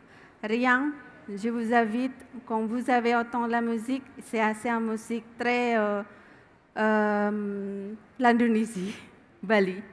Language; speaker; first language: French; non-native, learner; Indonesian